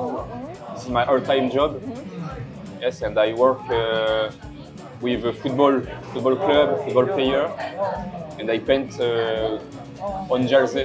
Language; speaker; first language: English; non-native, learner; French